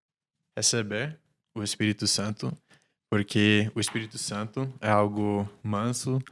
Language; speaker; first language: Portuguese; non-native, fluent; English